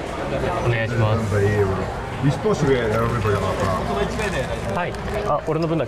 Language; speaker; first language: Japanese; native; Japanese